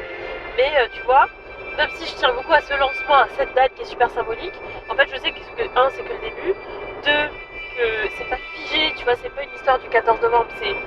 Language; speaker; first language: French; native; French